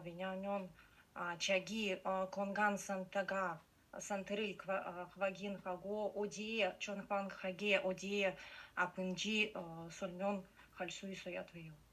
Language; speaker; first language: Korean; non-native, learner; Russian